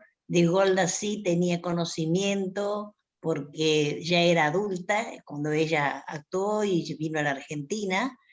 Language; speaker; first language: Spanish; native; Spanish